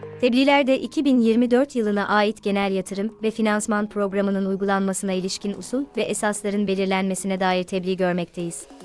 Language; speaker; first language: Turkish; native; Turkish